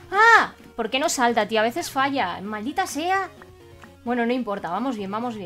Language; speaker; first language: Spanish; native; Spanish